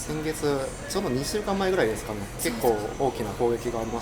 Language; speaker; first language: Japanese; native; Japanese